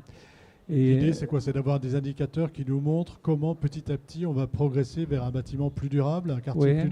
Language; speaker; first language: French; native; French